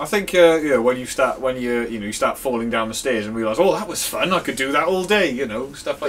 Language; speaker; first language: English; native; English